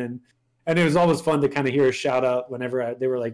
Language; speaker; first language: English; non-native, fluent; French